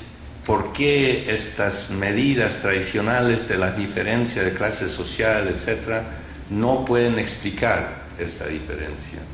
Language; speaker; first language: Spanish; non-native, fluent; English